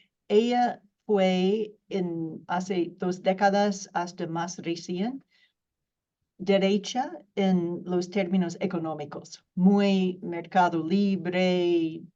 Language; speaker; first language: Spanish; non-native, fluent; English